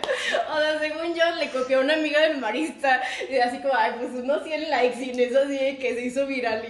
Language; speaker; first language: Spanish; native; Spanish